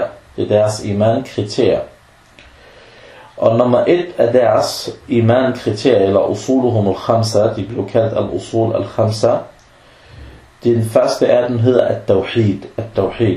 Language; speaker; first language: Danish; non-native, fluent; Arabic